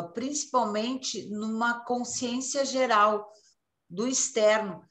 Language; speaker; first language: Portuguese; native; Portuguese